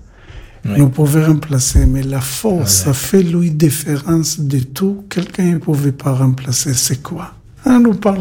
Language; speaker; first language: French; non-native, learner; Hebrew